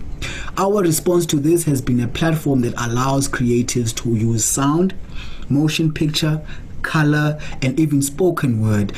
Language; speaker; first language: English; non-native, local second language; Xhosa